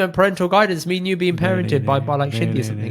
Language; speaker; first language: English; early bilingual, other home language; Punjabi